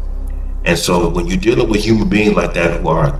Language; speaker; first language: English; native; English